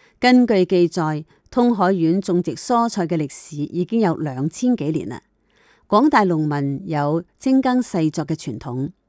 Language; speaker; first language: Chinese; native; Chinese